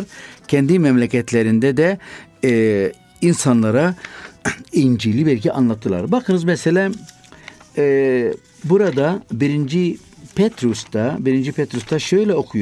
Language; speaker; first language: Turkish; non-native, fluent; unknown